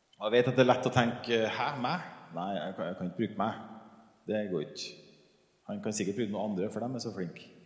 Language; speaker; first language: Norwegian; native; Norwegian